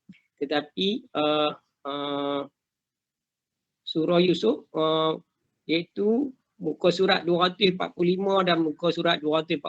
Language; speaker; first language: Malay; native; Malay